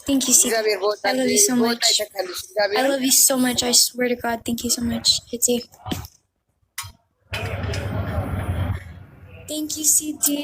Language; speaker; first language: English; early bilingual, heritage; Amharic